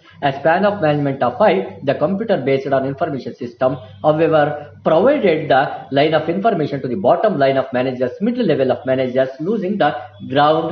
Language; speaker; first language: English; non-native, local second language; Kannada